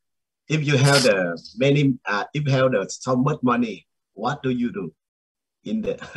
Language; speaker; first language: English; non-native, learner; Vietnamese